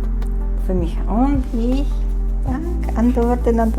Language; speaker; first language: German; non-native, learner; Ukrainian